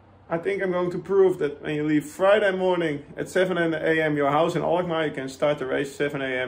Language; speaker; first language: English; non-native, fluent; Dutch